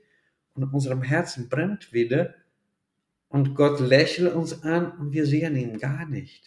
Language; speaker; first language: German; non-native, fluent; Portuguese